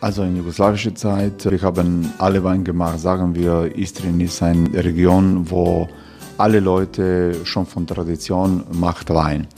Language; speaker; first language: German; non-native, fluent; Croatian